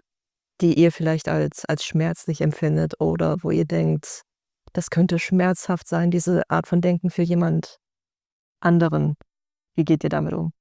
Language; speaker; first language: German; native; German